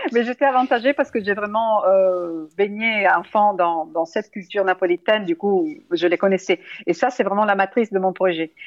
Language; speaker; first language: French; non-native, fluent; Italian